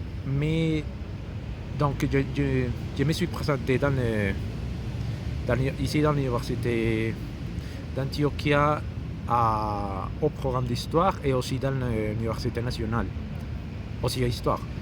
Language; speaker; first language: French; non-native, learner; Spanish